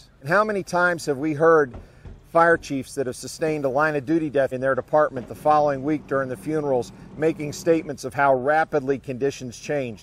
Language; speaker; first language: English; native; English